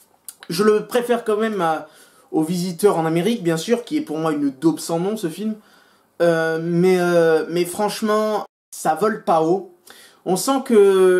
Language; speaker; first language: French; native; French